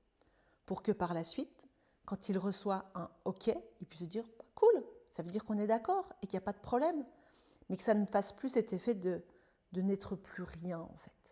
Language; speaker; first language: French; native; French